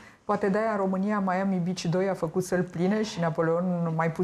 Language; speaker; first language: Romanian; native; Romanian